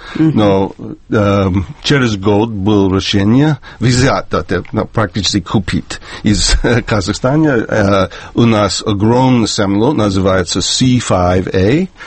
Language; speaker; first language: Russian; non-native, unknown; English